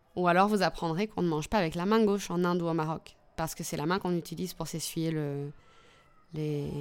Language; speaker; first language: French; native; French